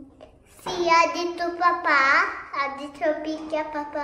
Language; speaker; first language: Italian; early bilingual, other home language; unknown